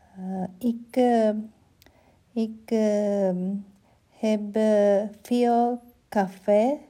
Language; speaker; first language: Dutch; non-native, learner; German